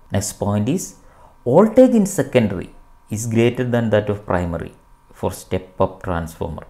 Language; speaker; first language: English; non-native, local second language; Malayalam